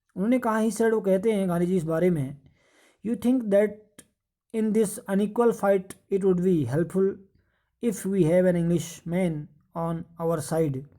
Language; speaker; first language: Hindi; native; Hindi